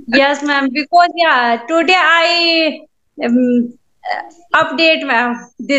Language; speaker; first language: English; non-native, learner; Hindi